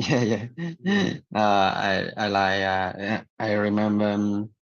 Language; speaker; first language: English; non-native, learner; Vietnamese